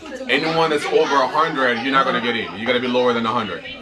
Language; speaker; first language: English; early bilingual, other home language; French